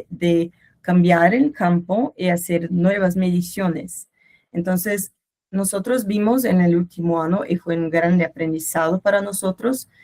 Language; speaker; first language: Spanish; non-native, learner; Portuguese